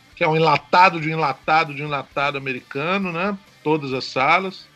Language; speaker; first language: Portuguese; native; Portuguese